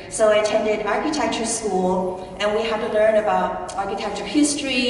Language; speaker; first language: English; early bilingual, other home language; Chinese